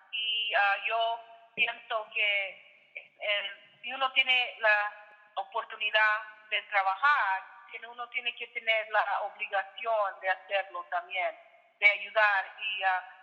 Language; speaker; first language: Spanish; early bilingual, other home language; English